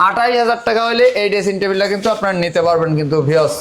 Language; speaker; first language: Bangla; native; Bangla